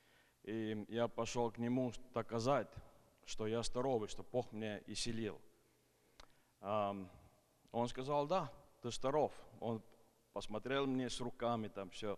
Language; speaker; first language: Russian; non-native, fluent; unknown